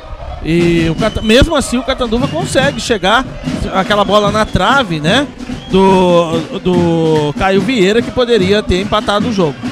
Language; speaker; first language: Portuguese; native; Portuguese